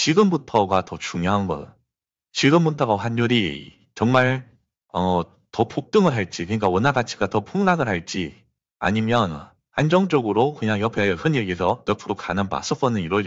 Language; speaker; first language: Korean; native; Korean